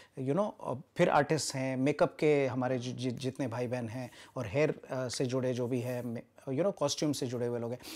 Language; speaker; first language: Hindi; native; Hindi